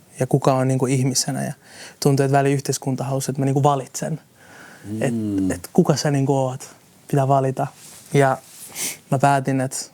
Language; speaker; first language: Finnish; early bilingual, other home language; Somali